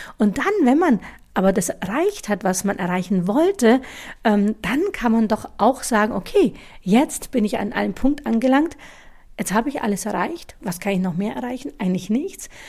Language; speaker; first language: German; native; German